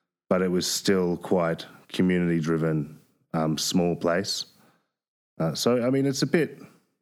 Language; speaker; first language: English; native; English